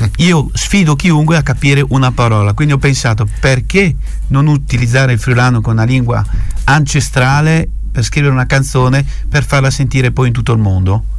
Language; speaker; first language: Italian; native; Italian